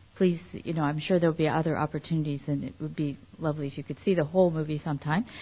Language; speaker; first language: English; early bilingual, other home language; Japanese